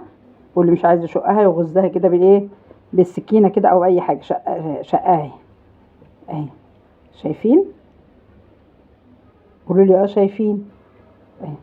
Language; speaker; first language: Arabic; native; Arabic